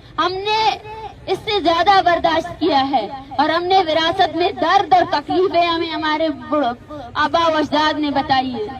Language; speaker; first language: Urdu; non-native, local second language; Baluchi